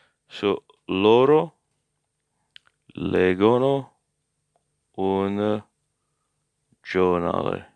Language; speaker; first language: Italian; non-native, learner; English